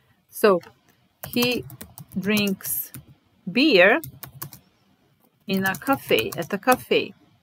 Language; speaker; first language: English; non-native, fluent; Serbian